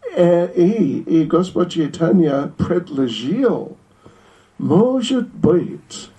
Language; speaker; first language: Russian; non-native, learner; English